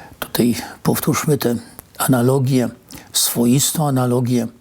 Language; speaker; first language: Polish; native; Polish